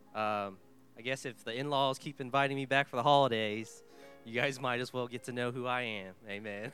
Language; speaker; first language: English; early bilingual, other home language; Vietnamese